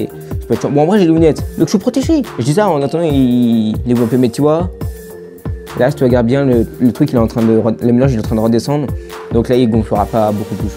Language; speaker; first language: French; native; French